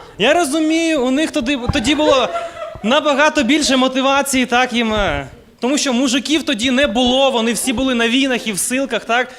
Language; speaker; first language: Ukrainian; non-native, local second language; Russian